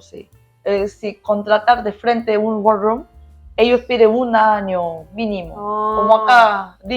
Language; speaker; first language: Spanish; non-native, learner; Korean